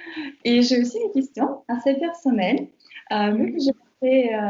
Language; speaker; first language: French; non-native, fluent; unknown